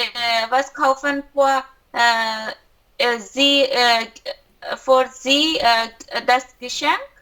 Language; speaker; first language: German; non-native, learner; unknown